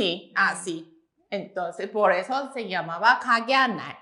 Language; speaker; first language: Spanish; non-native, fluent; Korean